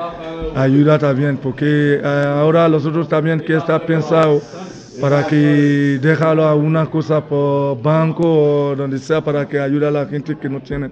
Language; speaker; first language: Spanish; non-native, learner; Bini